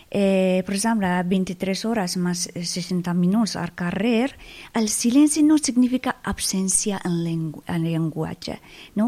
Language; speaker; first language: Catalan; non-native, fluent; Persian